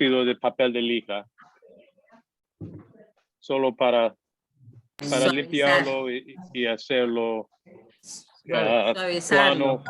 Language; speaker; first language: Spanish; non-native, fluent; English